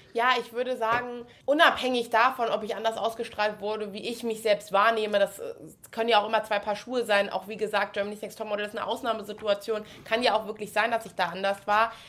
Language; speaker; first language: German; native; German